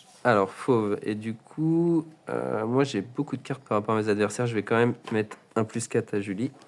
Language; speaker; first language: French; native; French